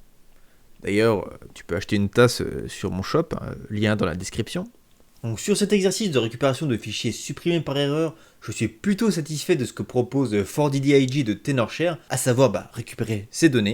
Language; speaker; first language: French; native; French